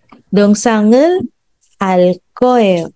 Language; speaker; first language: Korean; non-native, fluent; Filipino